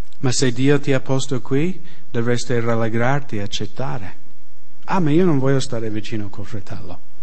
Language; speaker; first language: Italian; non-native, fluent; English